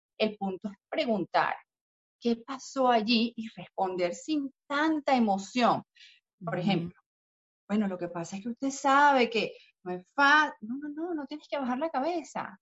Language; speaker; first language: Spanish; native; Spanish